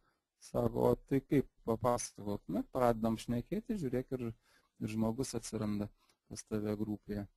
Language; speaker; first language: Lithuanian; native; Lithuanian